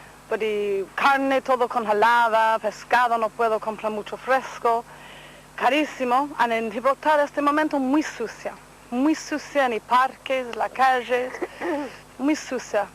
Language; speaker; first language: Spanish; non-native, learner; English